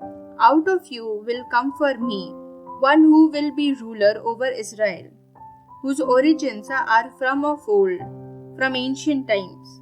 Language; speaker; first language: English; non-native, local second language; Malayalam